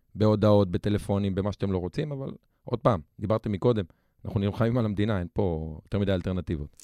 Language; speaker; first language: Hebrew; native; Hebrew